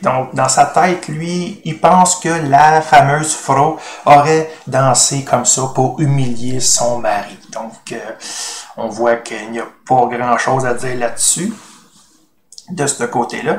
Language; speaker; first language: French; native; French